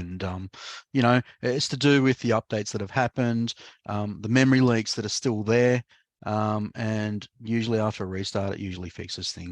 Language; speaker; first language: English; native; English